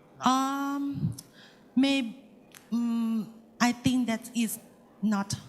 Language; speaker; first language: English; non-native, learner; Thai